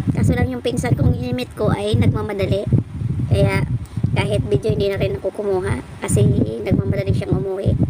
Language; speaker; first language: Filipino; native; Filipino